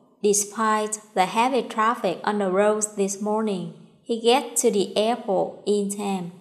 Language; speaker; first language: English; non-native, fluent; Vietnamese